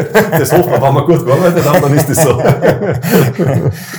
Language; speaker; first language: German; native; German